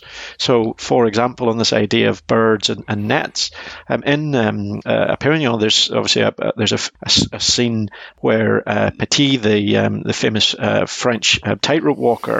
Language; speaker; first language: English; native; English